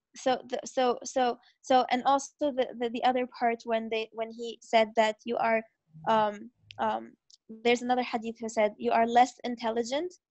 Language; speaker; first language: English; non-native, fluent; Arabic